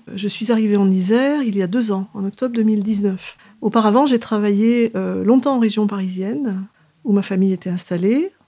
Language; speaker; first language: French; native; French